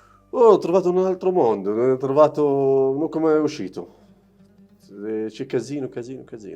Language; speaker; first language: Italian; non-native, learner; Arabic